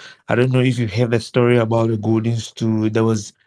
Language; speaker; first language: English; non-native, local second language; Akan